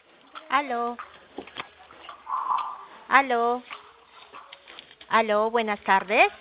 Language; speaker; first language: Spanish; native; Spanish